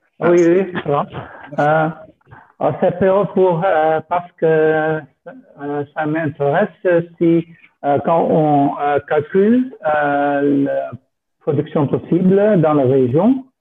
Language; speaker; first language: French; non-native, fluent; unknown